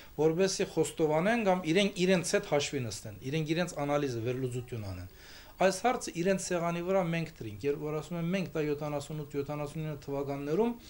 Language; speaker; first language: Armenian; early bilingual, heritage; Armenian